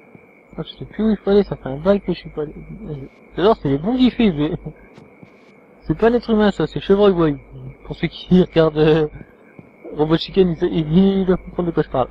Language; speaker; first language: French; native; French